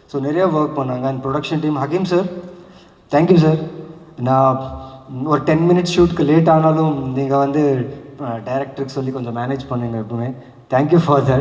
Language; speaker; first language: Tamil; non-native, fluent; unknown